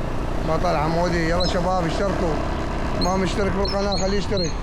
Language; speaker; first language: Arabic; native; Arabic